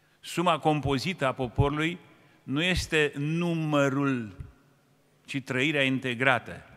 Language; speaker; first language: Romanian; native; Romanian